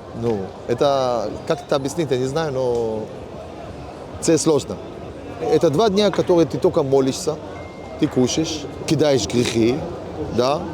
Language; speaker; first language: Russian; early bilingual, heritage; Hebrew